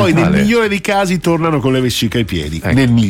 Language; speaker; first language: Italian; native; Italian